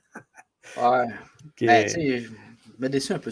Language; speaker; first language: French; native; French